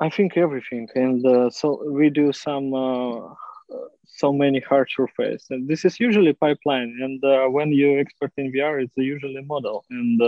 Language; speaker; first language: English; non-native, learner; Russian